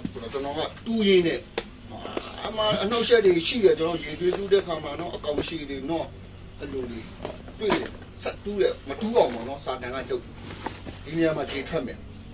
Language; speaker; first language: Burmese; non-native, local second language; Kachin